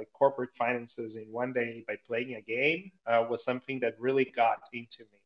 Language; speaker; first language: English; non-native, fluent; Portuguese